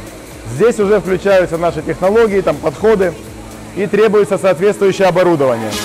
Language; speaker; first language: Russian; native; Russian